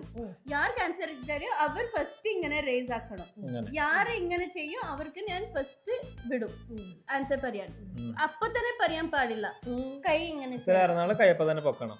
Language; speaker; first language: Malayalam; non-native, learner; Tamil